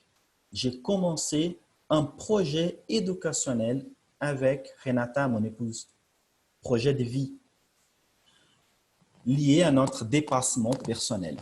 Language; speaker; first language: French; non-native, fluent; Portuguese